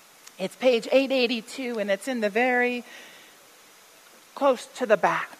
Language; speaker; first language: English; native; English